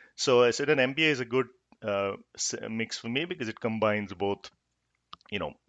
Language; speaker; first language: English; non-native, local second language; Hindi